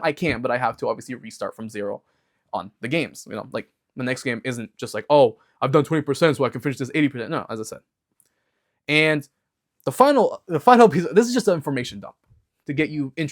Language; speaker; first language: English; native; English